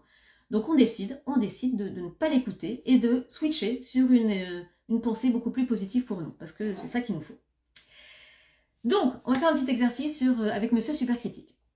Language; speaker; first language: French; native; French